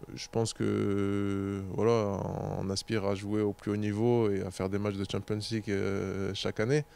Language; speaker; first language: French; native; French